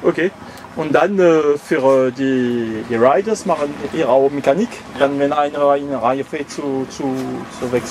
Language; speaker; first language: German; non-native, learner; French